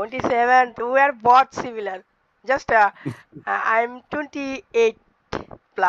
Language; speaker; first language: English; non-native, learner; Bangla